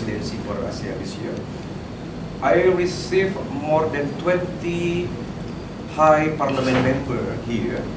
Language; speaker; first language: English; non-native, learner; Indonesian